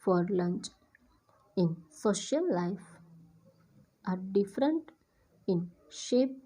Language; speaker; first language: English; non-native, local second language; Gujarati